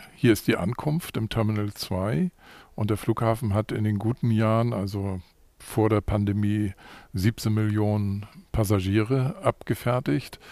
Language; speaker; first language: German; native; German